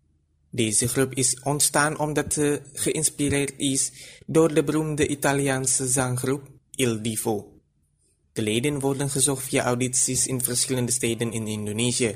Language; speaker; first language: Dutch; non-native, fluent; Indonesian